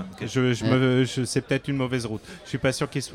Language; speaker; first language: French; native; French